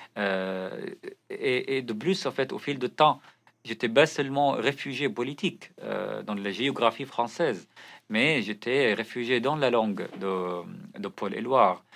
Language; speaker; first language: French; non-native, fluent; Arabic